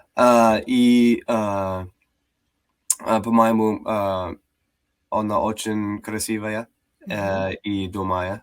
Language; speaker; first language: Russian; non-native, learner; English